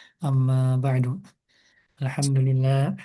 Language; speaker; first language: Arabic; non-native, fluent; Indonesian